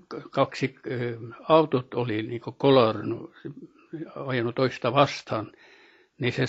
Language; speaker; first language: Finnish; early bilingual, heritage; Finnish